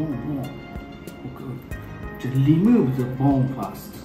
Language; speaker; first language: English; non-native, learner; Japanese